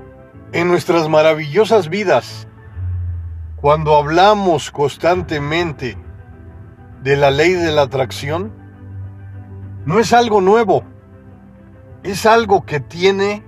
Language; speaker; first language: Spanish; native; Spanish